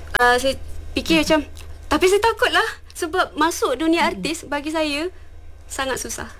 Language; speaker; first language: Malay; non-native, local second language; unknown